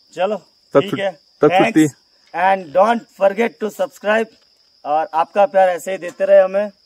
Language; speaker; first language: Hindi; non-native, local second language; Gujarati